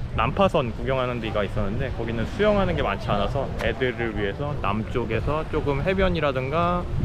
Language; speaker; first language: Korean; native; Korean